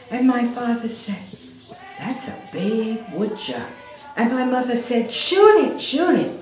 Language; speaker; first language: English; native; English